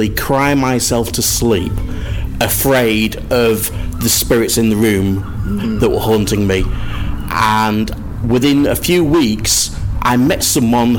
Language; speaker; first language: English; native; English